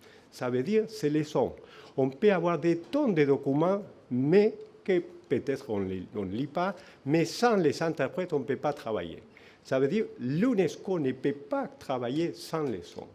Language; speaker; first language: French; non-native, fluent; Spanish